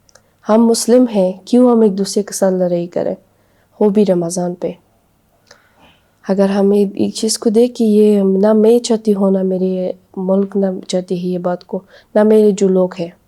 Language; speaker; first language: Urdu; non-native, learner; Persian